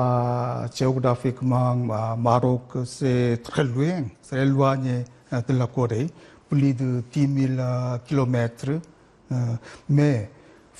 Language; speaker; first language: French; non-native, learner; Korean